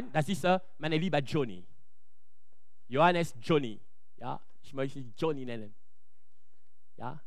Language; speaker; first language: German; non-native, fluent; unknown